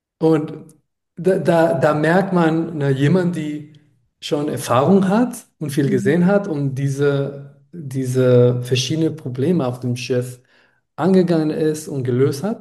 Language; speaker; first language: German; non-native, fluent; Spanish